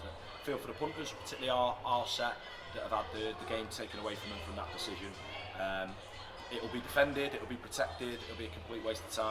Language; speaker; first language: English; native; English